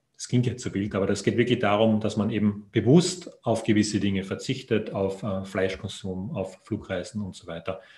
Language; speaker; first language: German; native; German